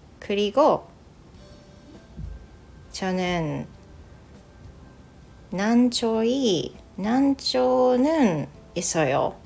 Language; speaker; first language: Korean; non-native, learner; Japanese